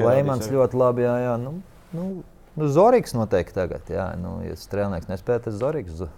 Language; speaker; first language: Latvian; native; Latvian